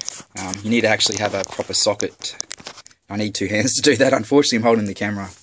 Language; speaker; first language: English; native; English